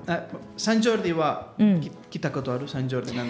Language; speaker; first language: Japanese; non-native, learner; Catalan